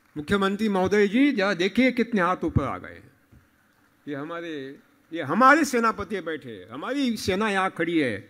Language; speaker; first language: Hindi; non-native, local second language; Marathi